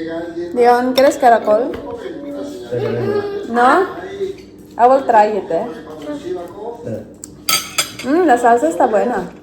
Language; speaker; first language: Spanish; non-native, learner; Filipino